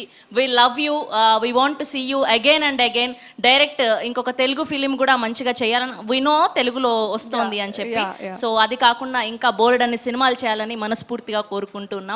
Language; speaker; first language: Telugu; native; Telugu